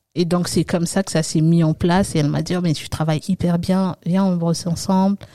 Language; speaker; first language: French; early bilingual, other home language; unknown